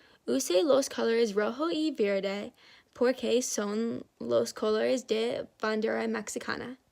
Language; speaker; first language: Spanish; non-native, learner; English